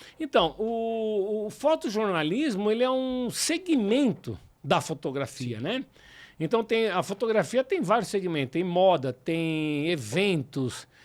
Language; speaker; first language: Portuguese; native; Portuguese